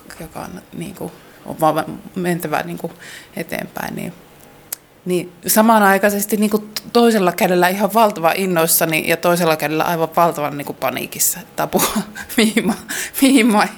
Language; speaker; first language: Finnish; native; Finnish